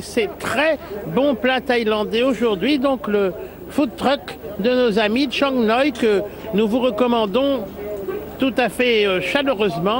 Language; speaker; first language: French; native; French